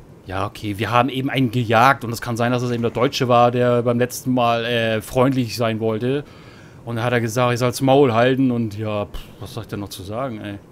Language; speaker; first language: German; native; German